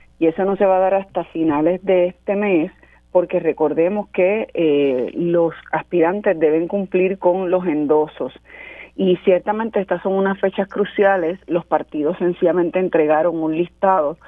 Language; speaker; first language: Spanish; native; Spanish